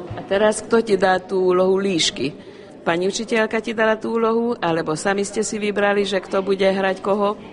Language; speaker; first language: Slovak; non-native, local second language; Hungarian